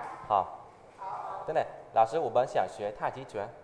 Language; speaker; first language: Chinese; non-native, fluent; Vietnamese